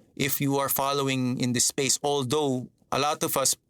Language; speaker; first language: English; non-native, local second language; Filipino